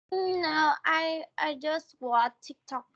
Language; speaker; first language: English; non-native, learner; Vietnamese